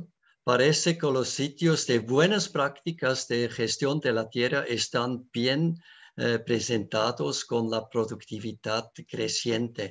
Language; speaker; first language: Spanish; non-native, learner; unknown